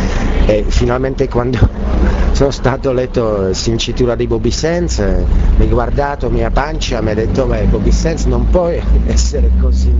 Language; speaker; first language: Italian; non-native, learner; Czech